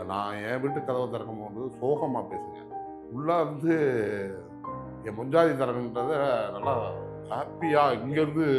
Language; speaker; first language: Tamil; native; Tamil